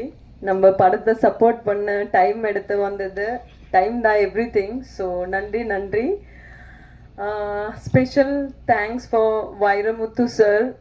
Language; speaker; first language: Tamil; non-native, fluent; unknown